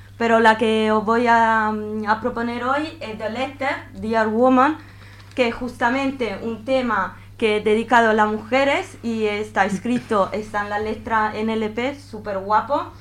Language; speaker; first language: Spanish; non-native, fluent; Italian